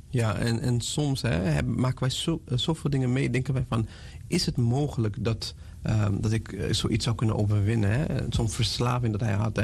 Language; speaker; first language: Dutch; non-native, fluent; Portuguese